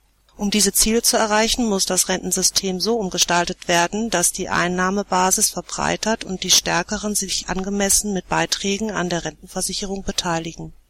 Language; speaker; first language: German; native; German